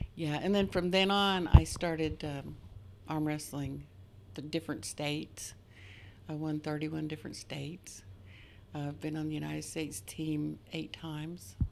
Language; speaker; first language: English; native; English